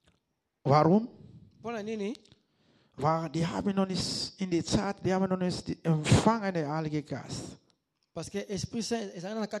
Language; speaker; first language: German; non-native, learner; Lingala